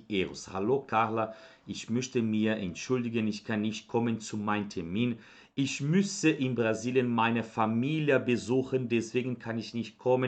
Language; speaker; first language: German; non-native, fluent; Portuguese